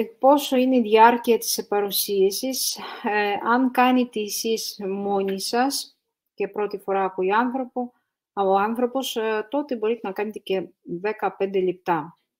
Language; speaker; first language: Greek; non-native, fluent; Russian